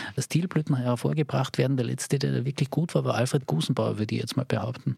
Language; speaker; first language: German; native; German